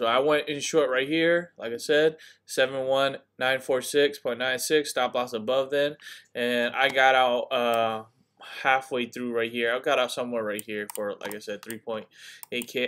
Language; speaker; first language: English; native; English